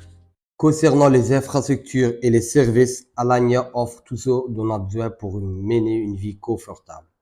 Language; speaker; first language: French; non-native, fluent; Turkish